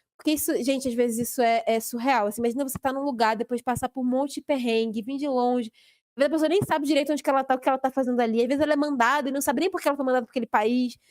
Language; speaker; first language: Portuguese; native; Portuguese